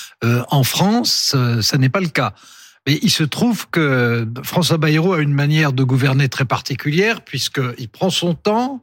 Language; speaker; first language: French; native; French